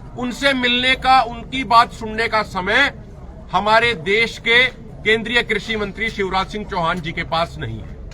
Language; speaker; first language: Hindi; non-native, local second language; Punjabi